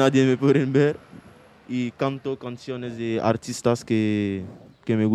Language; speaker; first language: Spanish; non-native, fluent; Mandingo